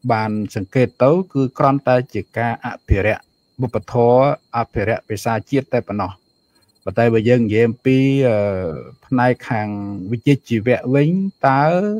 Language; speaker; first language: Khmer; native; Khmer